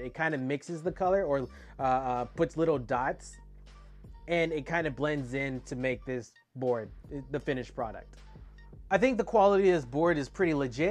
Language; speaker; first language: English; native; English